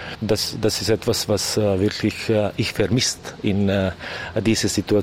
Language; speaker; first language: German; non-native, learner; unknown